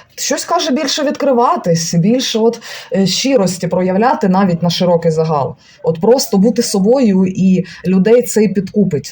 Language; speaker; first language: Ukrainian; non-native, local second language; Russian